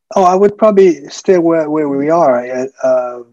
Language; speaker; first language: English; early bilingual, other home language; French